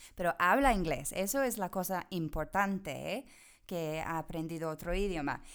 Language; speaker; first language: Spanish; non-native, fluent; English